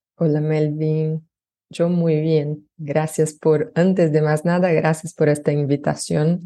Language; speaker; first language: Spanish; non-native, fluent; Portuguese